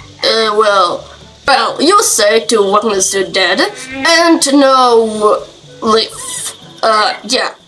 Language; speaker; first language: English; non-native, learner; Ukrainian